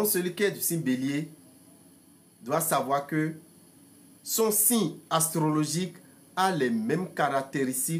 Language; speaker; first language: French; non-native, local second language; Fon